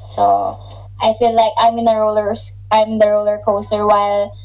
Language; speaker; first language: English; non-native, local second language; Filipino